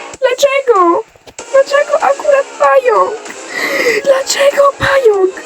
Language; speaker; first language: Polish; native; Polish